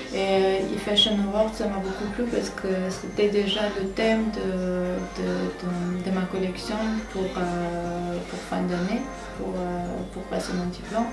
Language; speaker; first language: French; non-native, fluent; Armenian